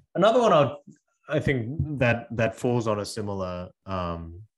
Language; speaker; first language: English; early bilingual, other home language; Korean